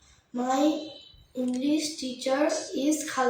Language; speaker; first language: English; non-native, learner; Bangla